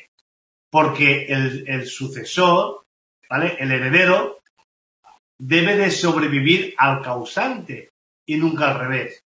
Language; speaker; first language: Spanish; native; Spanish